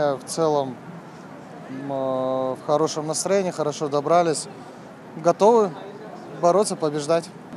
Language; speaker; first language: Russian; native; Russian